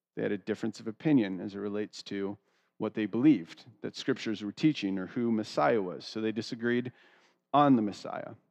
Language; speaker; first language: English; native; English